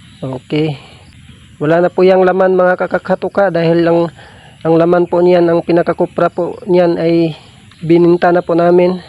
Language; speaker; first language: Filipino; non-native, local second language; Cebuano